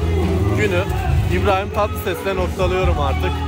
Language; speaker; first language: Turkish; native; Turkish